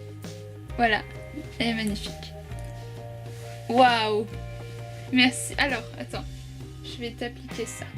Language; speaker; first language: French; native; French